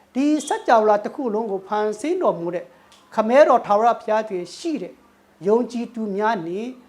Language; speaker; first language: Burmese; non-native, local second language; Thado Chin